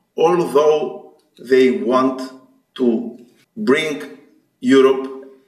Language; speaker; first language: English; non-native, fluent; Greek